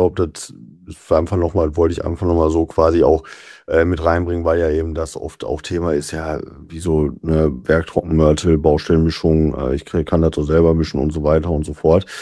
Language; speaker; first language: German; native; German